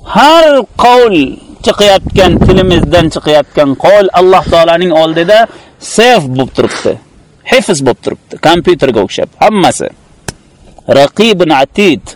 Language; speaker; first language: Uzbek; native; Uzbek